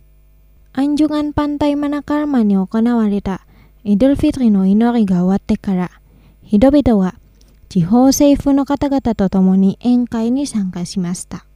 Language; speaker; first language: Japanese; non-native, fluent; Indonesian